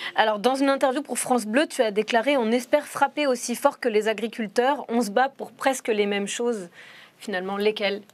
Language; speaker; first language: French; native; French